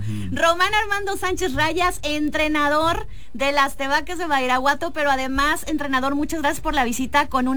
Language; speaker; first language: Spanish; native; Spanish